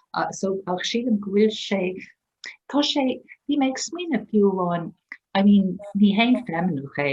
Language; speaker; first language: Irish; non-native, local second language; English